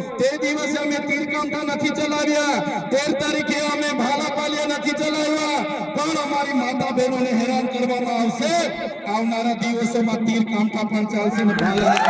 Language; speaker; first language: Gujarati; non-native, local second language; Vasavi